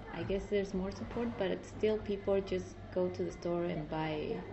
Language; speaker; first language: English; non-native, fluent; Spanish